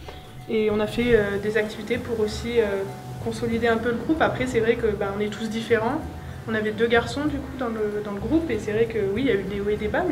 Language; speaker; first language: French; native; French